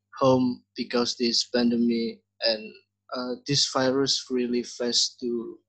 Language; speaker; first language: English; non-native, learner; Indonesian